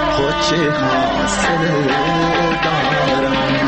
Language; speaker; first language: Persian; native; Persian